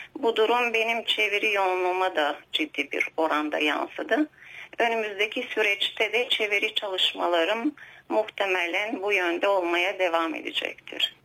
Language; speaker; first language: Turkish; native; Turkish